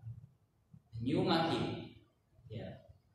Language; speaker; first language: English; non-native, learner; Khmer